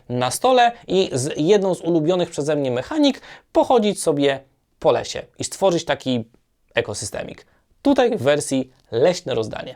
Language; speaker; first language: Polish; native; Polish